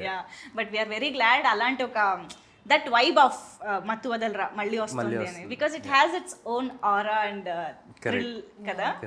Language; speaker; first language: Telugu; native; Telugu